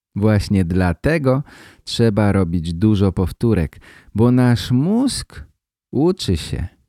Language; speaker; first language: Polish; native; Polish